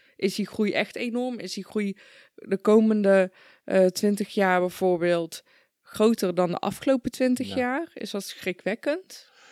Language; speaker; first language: Dutch; early bilingual, other home language; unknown